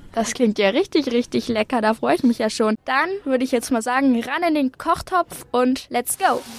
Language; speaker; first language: German; native; German